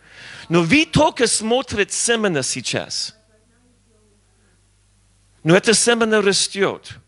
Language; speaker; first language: Russian; non-native, learner; English